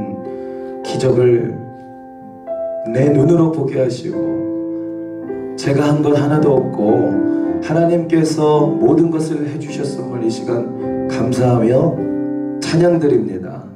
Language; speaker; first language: Korean; native; Korean